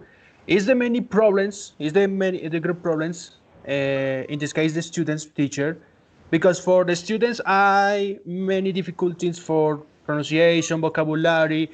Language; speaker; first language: English; non-native, learner; Spanish